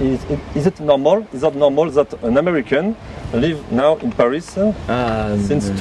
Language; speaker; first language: English; non-native, learner; French